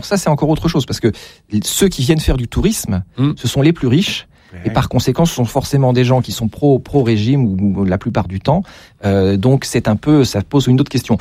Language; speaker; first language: French; native; French